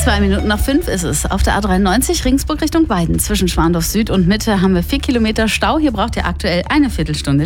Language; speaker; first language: German; native; German